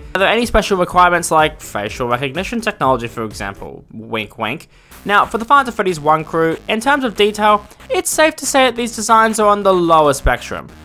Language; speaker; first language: English; native; English